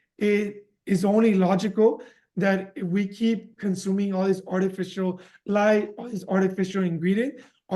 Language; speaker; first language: English; early bilingual, other home language; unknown